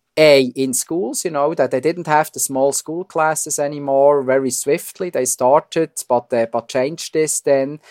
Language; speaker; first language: English; non-native, fluent; German